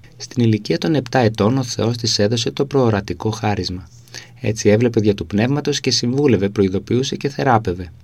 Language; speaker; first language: Greek; native; Greek